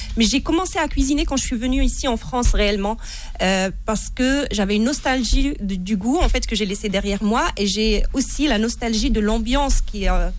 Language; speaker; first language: French; non-native, local second language; Arabic